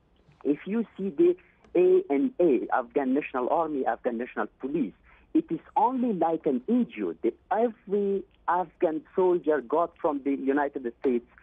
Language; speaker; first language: English; non-native, fluent; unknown